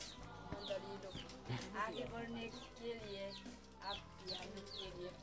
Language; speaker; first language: Hindi; non-native, local second language; Adi